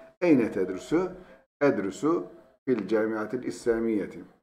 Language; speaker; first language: Arabic; non-native, fluent; Turkish